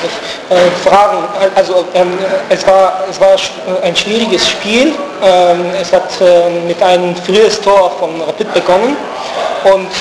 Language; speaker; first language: German; non-native, fluent; Bulgarian